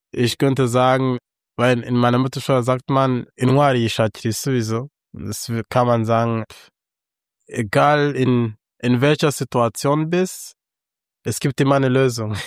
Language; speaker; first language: German; non-native, fluent; Kinyarwanda